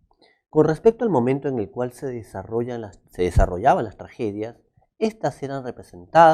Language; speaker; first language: Spanish; native; Spanish